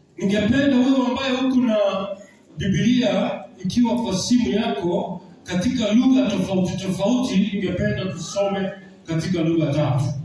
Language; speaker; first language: Swahili; non-native, local second language; Gusii